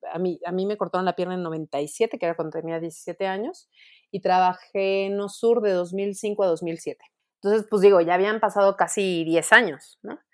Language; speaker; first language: Spanish; native; Spanish